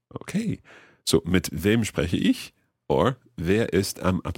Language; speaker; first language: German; non-native, learner; English